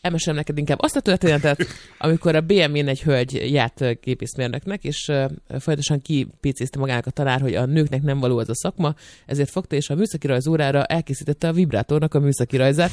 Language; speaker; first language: Hungarian; native; Hungarian